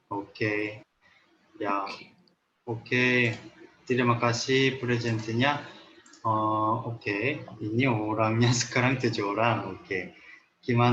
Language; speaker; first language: Indonesian; non-native, learner; Korean